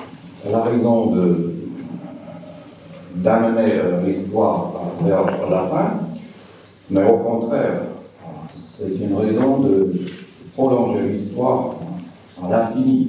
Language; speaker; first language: French; non-native, fluent; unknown